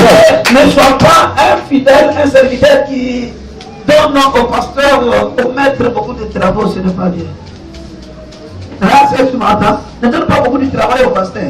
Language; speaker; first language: French; non-native, local second language; Lingala